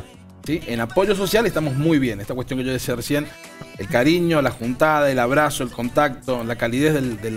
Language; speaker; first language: Spanish; native; Spanish